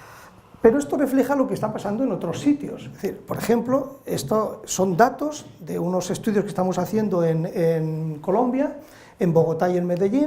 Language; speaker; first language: Spanish; native; Spanish